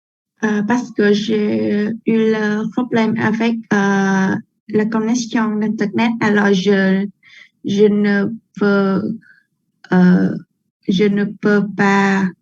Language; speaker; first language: French; non-native, learner; Vietnamese